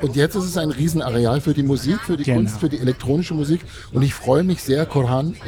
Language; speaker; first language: German; native; German